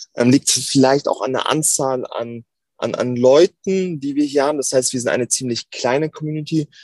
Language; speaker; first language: German; native; German